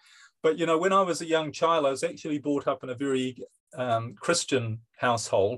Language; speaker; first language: English; native; English